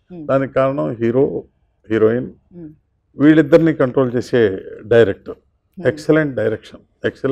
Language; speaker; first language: Telugu; native; Telugu